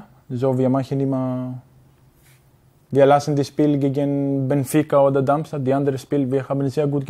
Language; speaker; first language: German; non-native, learner; Greek